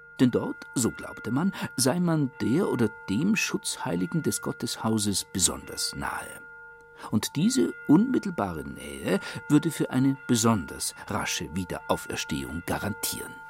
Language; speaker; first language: German; native; German